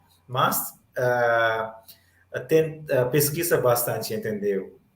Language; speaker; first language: Portuguese; non-native, learner; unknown